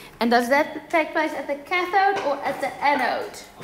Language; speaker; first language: English; non-native, local second language; Afrikaans